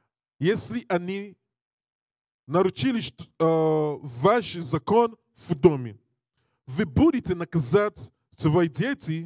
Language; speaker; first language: Russian; non-native, learner; English